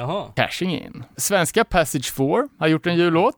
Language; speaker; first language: Swedish; native; Swedish